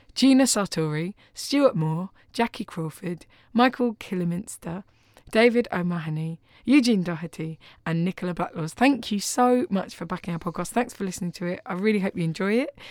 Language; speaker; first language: English; native; English